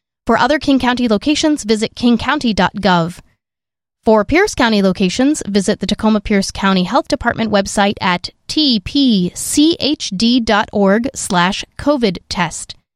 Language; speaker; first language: English; native; English